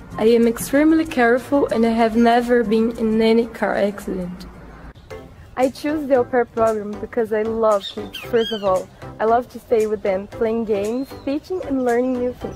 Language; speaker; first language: English; non-native, learner; Portuguese